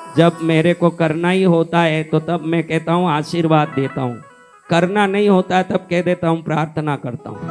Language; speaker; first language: Hindi; native; Hindi